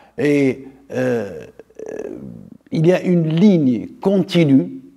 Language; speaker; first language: French; non-native, local second language; Arabic